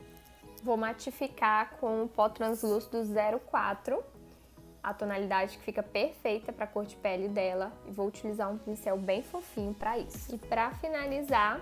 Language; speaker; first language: Portuguese; native; Portuguese